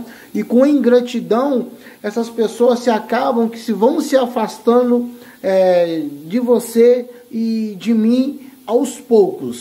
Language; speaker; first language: Portuguese; native; Portuguese